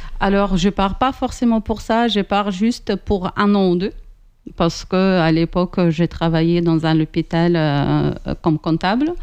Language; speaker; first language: French; non-native, fluent; Ukrainian